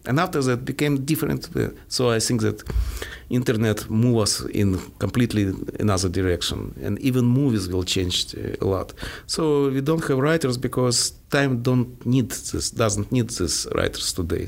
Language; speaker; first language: English; non-native, fluent; Russian